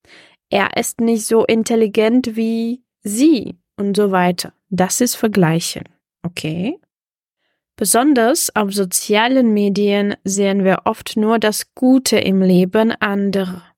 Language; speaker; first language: German; non-native, fluent; Czech